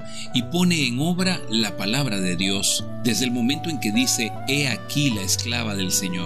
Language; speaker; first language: Spanish; native; Spanish